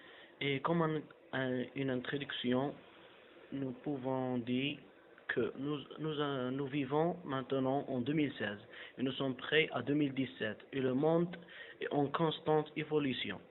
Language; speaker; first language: French; non-native, learner; Arabic